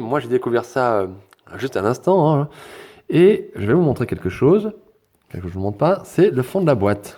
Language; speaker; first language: French; native; French